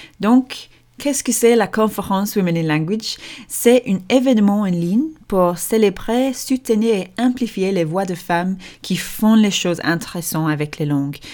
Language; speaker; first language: French; non-native, fluent; English